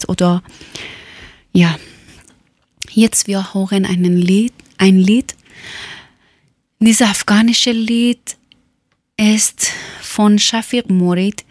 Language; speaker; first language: German; non-native, learner; Persian